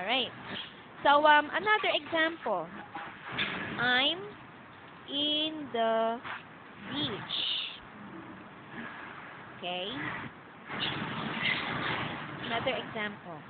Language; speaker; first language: English; non-native, local second language; Filipino